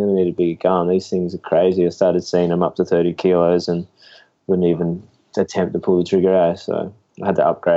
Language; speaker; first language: English; native; English